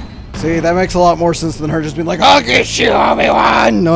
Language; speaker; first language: English; native; English